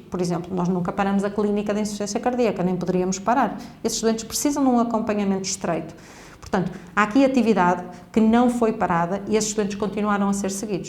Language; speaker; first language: Portuguese; native; Portuguese